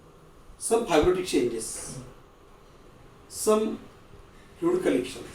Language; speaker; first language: English; non-native, local second language; Marathi